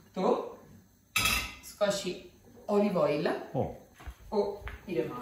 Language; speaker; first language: Japanese; non-native, learner; Italian